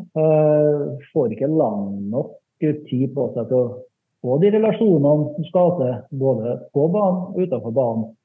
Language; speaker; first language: Norwegian; native; Norwegian